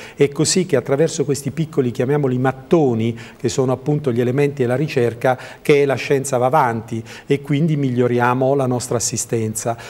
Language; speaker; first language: Italian; native; Italian